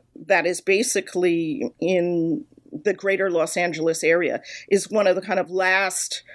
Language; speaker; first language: English; native; English